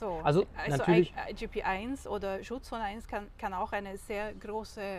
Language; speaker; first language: German; non-native, learner; Swedish